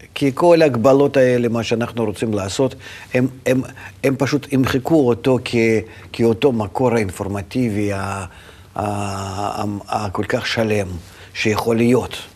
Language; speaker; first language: Hebrew; non-native, fluent; Russian